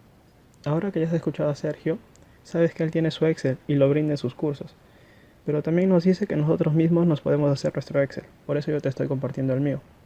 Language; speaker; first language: Spanish; native; Spanish